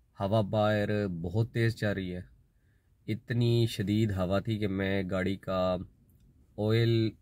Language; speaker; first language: Urdu; non-native, local second language; Punjabi